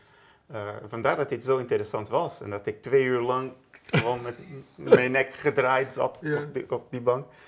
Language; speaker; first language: Dutch; non-native, fluent; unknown